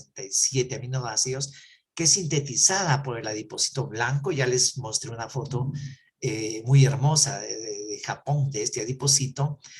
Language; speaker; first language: Spanish; native; Spanish